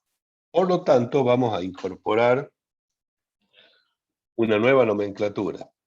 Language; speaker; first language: Spanish; native; Spanish